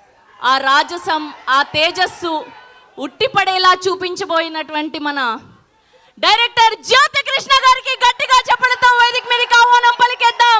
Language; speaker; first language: Telugu; native; Telugu